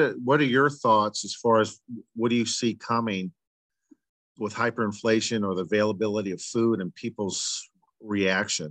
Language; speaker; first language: English; native; English